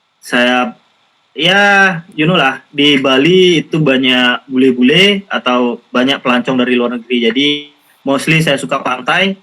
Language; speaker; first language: Indonesian; native; Indonesian